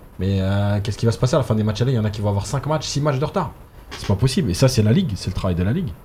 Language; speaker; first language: French; native; French